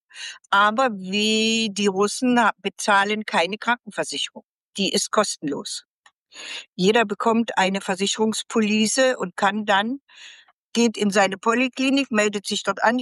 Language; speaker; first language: German; native; German